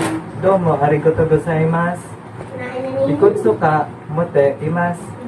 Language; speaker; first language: Japanese; non-native, learner; Filipino